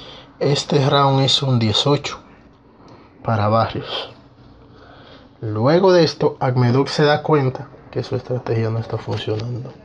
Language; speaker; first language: Spanish; native; Spanish